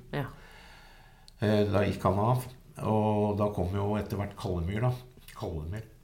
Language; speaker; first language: Norwegian; native; Norwegian